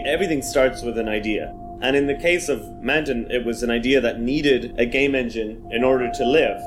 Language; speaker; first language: English; native; English